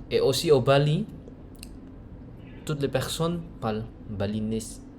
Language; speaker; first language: French; non-native, learner; Indonesian